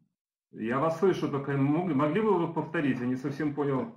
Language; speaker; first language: Russian; non-native, learner; Polish